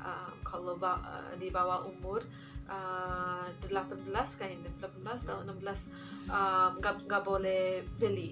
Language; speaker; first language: Indonesian; non-native, fluent; English